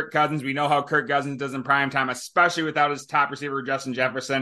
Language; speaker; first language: English; native; English